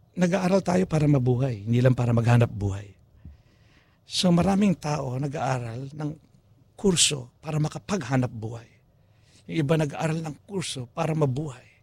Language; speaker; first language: Filipino; non-native, local second language; Pampanga